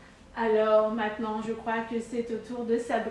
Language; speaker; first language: French; native; French